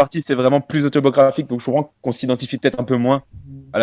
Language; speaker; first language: French; native; French